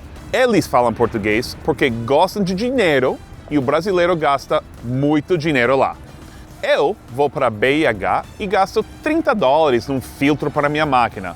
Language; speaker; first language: Portuguese; non-native, fluent; English